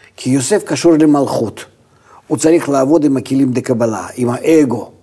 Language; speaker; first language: Hebrew; non-native, fluent; Russian